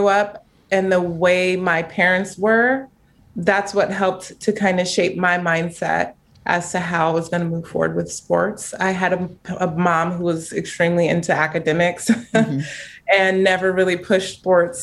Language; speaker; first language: English; native; English